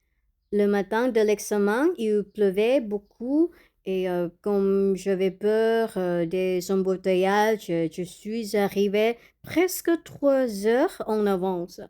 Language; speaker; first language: French; non-native, learner; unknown